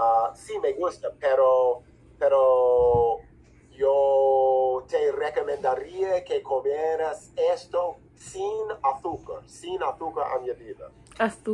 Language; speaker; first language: Spanish; non-native, fluent; English